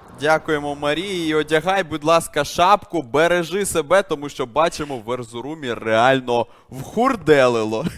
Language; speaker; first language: Ukrainian; native; Ukrainian